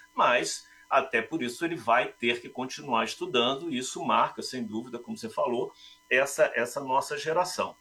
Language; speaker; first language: Portuguese; native; Portuguese